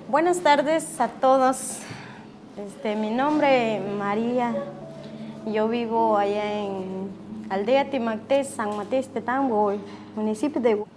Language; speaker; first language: Spanish; non-native, local second language; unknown